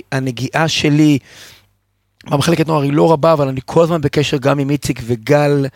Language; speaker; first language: Hebrew; native; Hebrew